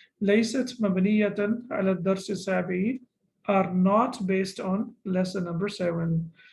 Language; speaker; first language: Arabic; non-native, fluent; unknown